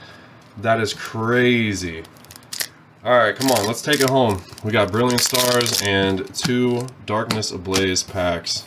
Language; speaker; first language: English; native; English